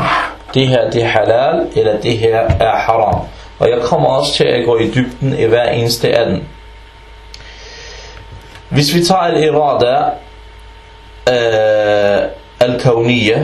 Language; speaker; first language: Danish; early bilingual, other home language; Arabic